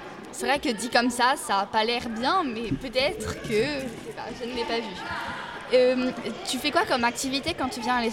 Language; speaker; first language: French; native; French